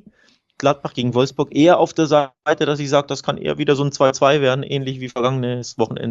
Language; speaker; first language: German; native; German